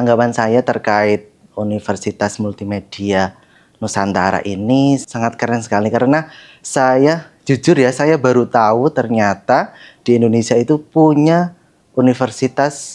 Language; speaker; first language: Indonesian; non-native, local second language; Javanese